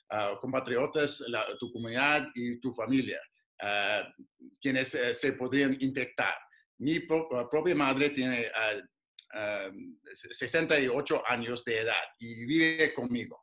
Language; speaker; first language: Spanish; non-native, fluent; English